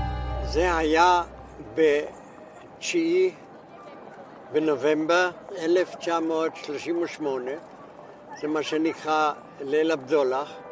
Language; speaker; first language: Hebrew; non-native, fluent; German